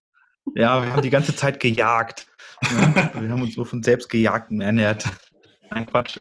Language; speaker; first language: German; native; German